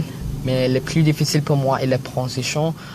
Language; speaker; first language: French; non-native, learner; Filipino